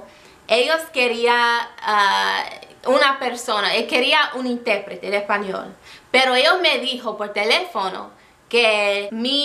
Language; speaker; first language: Spanish; non-native, fluent; English